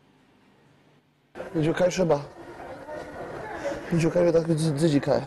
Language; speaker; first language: Chinese; non-native, fluent; Polish